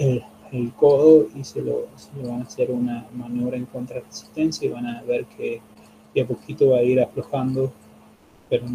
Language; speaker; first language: Spanish; native; Spanish